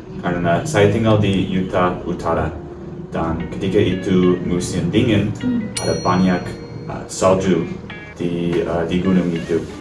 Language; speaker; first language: Indonesian; non-native, learner; English